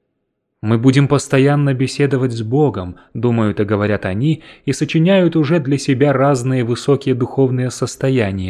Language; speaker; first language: Russian; native; Russian